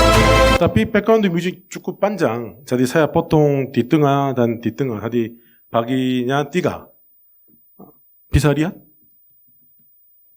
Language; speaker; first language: Indonesian; non-native, fluent; Korean